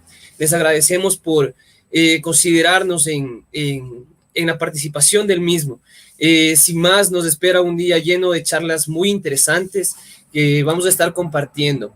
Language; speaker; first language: Spanish; native; Spanish